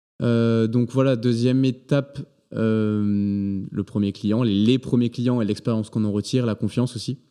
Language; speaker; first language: French; native; French